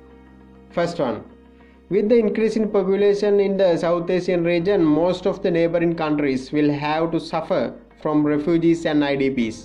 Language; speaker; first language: English; non-native, local second language; Sinhala